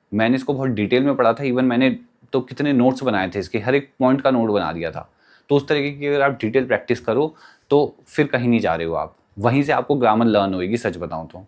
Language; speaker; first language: Hindi; native; Hindi